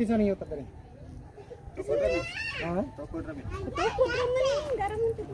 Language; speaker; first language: Filipino; non-native, learner; Korean